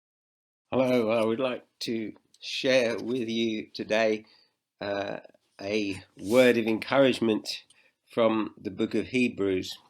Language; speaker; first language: English; native; English